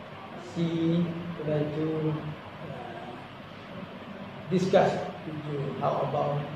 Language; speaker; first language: English; non-native, learner; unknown